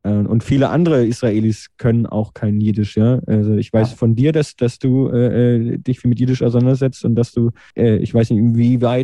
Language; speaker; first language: German; native; German